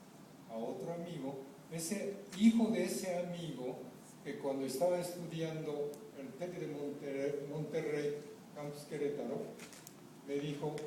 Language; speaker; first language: Spanish; non-native, fluent; Japanese